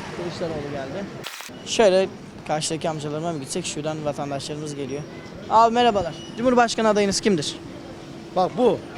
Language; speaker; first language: Turkish; native; Turkish